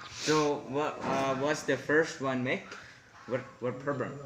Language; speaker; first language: English; non-native, learner; Hmong